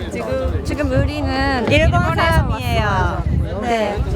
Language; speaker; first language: Korean; non-native, learner; Japanese